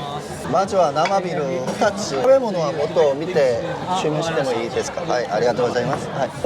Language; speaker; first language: Japanese; non-native, learner; Korean